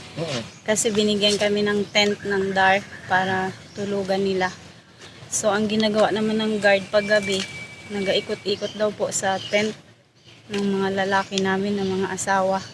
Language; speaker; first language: Filipino; non-native, local second language; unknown